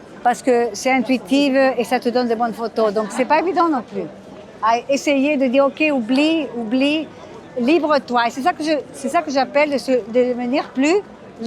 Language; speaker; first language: French; non-native, fluent; Portuguese